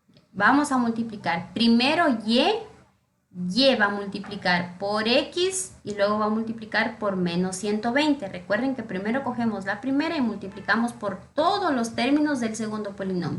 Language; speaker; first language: Spanish; native; Spanish